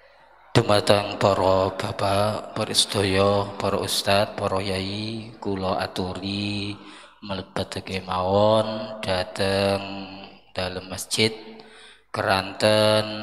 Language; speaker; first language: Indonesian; non-native, local second language; Javanese